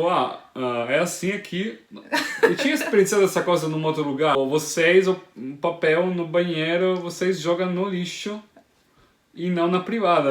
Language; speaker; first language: Portuguese; non-native, fluent; Italian